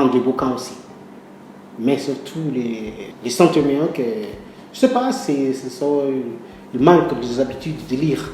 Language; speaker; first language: French; non-native, learner; Portuguese